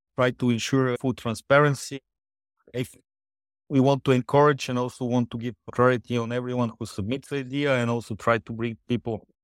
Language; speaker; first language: English; non-native, fluent; Bulgarian